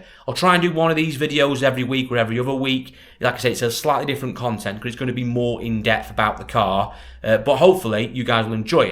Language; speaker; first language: English; native; English